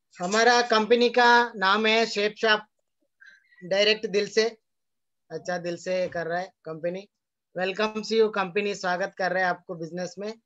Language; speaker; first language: Hindi; non-native, local second language; Telugu